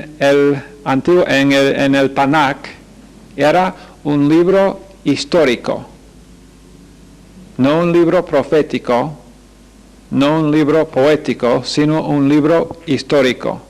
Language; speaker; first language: Spanish; non-native, fluent; English